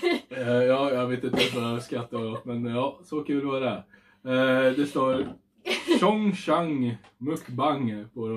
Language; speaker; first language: Swedish; native; Swedish